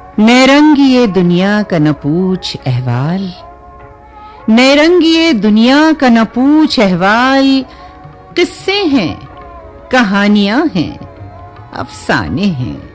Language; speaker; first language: Urdu; native; Urdu